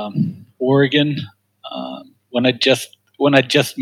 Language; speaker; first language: English; non-native, fluent; Swedish